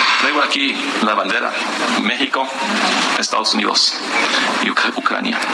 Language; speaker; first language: Spanish; non-native, fluent; English